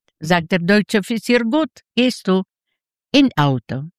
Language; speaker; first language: German; non-native, learner; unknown